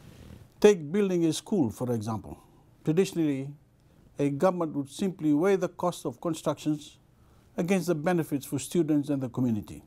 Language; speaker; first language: English; non-native, local second language; Fijian